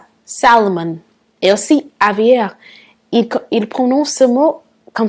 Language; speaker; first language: French; non-native, fluent; English